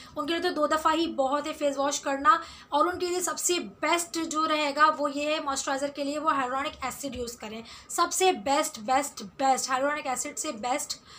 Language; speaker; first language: Hindi; native; Hindi